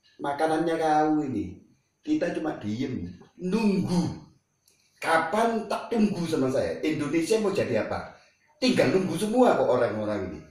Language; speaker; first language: Malay; non-native, local second language; Buginese